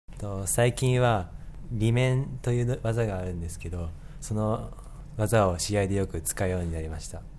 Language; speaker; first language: Japanese; native; Japanese